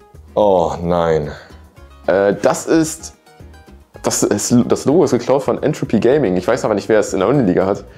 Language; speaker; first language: German; native; German